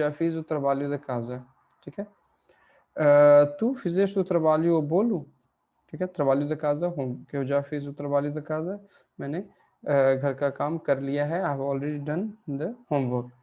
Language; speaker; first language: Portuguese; non-native, fluent; Hindi